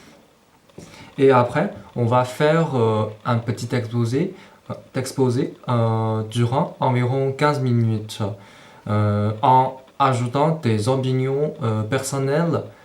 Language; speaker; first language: French; non-native, fluent; Chinese